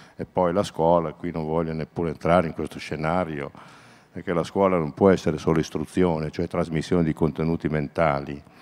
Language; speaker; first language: Italian; native; Italian